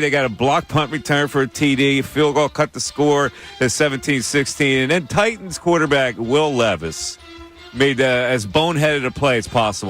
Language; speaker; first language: English; native; English